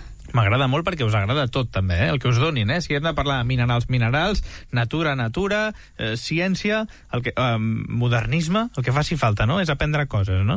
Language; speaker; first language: Catalan; native; Catalan